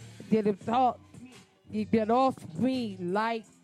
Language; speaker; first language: English; native; English